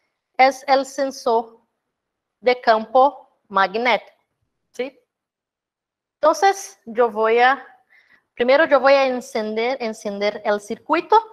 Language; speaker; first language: Spanish; non-native, fluent; Portuguese